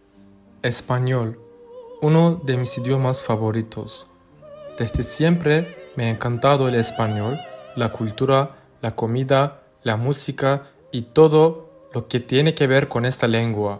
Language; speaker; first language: Spanish; non-native, fluent; Turkish